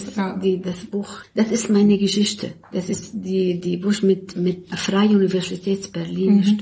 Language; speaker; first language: German; non-native, learner; Arabic